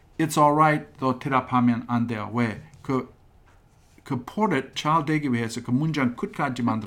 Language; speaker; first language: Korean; non-native, fluent; English